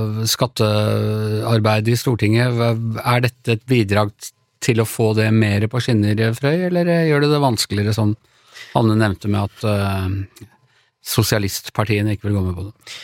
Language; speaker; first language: Norwegian; native; Norwegian